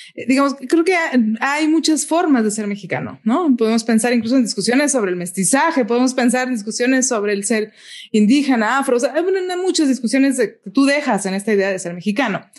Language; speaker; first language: Spanish; native; Spanish